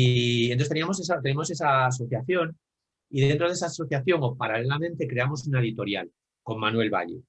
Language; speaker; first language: Spanish; native; Spanish